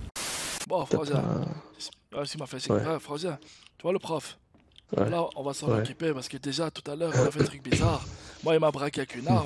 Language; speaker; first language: French; native; French